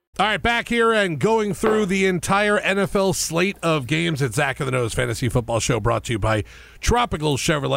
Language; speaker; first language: English; native; English